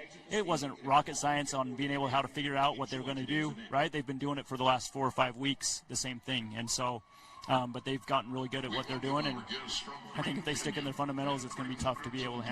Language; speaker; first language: English; native; English